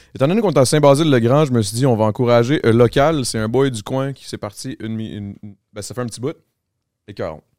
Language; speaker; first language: French; native; French